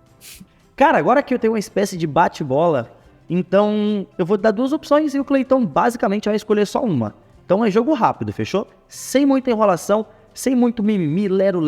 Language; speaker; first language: Portuguese; native; Portuguese